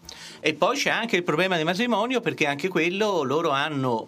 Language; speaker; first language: Italian; native; Italian